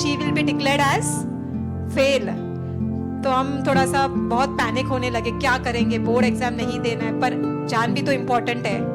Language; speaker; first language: Hindi; non-native, local second language; Marathi